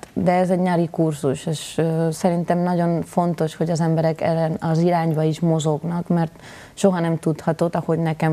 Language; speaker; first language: Hungarian; non-native, learner; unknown